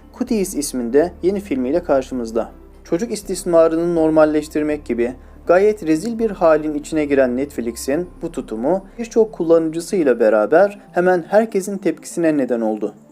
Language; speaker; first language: Turkish; native; Turkish